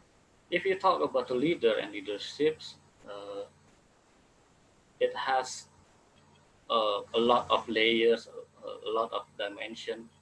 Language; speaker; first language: English; non-native, fluent; Indonesian